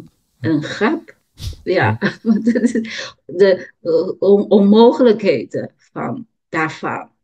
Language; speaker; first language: Dutch; non-native, learner; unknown